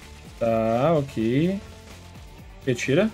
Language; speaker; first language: Portuguese; native; Portuguese